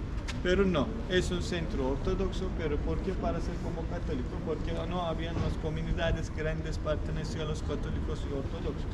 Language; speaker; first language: Spanish; non-native, fluent; Turkish